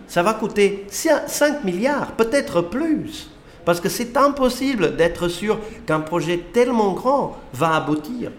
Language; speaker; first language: French; non-native, fluent; Portuguese